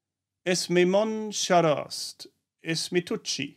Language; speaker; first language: Persian; non-native, learner; German